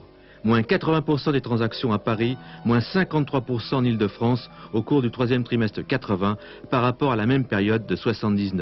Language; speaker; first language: French; native; French